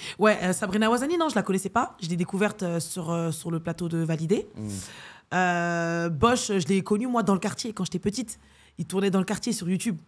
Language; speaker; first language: French; native; French